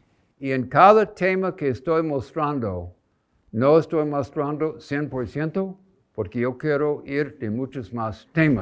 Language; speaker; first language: Spanish; non-native, fluent; English